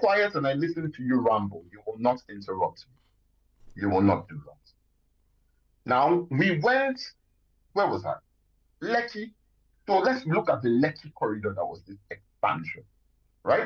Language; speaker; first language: English; non-native, local second language; Yoruba